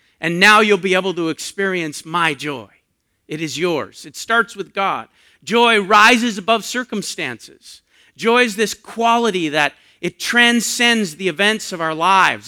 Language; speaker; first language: English; native; English